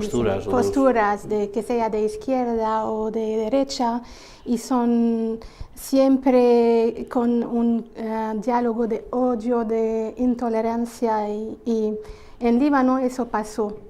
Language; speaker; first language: Spanish; non-native, fluent; Arabic